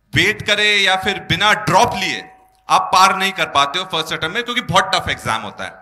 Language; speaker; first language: Hindi; native; Hindi